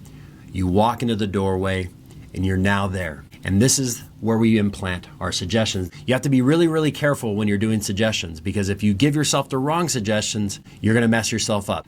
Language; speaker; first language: English; native; English